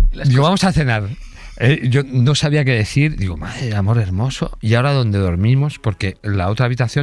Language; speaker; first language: Spanish; native; Spanish